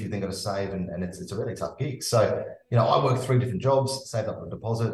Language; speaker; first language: English; native; English